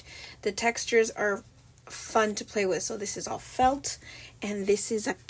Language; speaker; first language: English; native; English